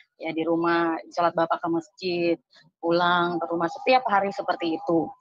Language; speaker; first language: Indonesian; native; Indonesian